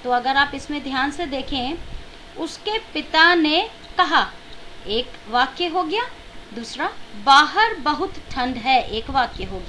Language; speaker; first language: Hindi; native; Hindi